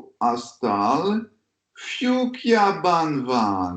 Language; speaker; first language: Hungarian; non-native, learner; French